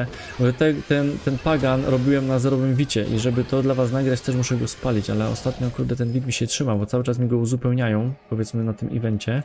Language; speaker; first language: Polish; native; Polish